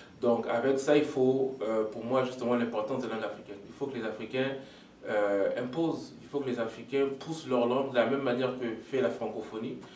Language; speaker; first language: French; non-native, local second language; Lingala